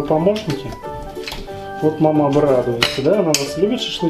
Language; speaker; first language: Russian; native; Russian